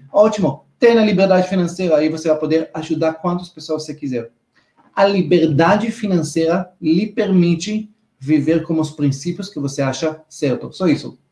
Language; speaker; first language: Portuguese; non-native, fluent; Hebrew